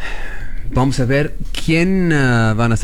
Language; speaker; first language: Spanish; non-native, learner; Arabic